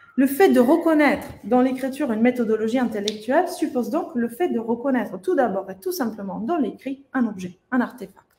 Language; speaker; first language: French; non-native, fluent; Italian